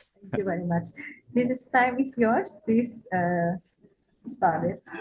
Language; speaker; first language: English; non-native, fluent; Indonesian